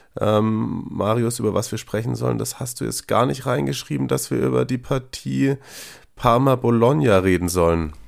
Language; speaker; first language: German; native; German